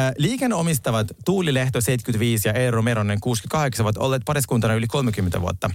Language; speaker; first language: Finnish; early bilingual, other home language; Russian